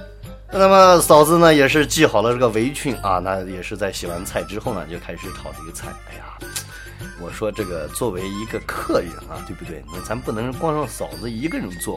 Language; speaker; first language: Chinese; native; Chinese